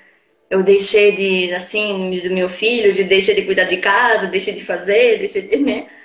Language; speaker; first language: Portuguese; non-native, fluent; Arabic